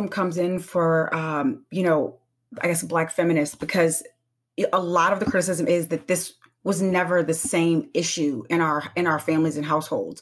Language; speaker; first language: English; native; English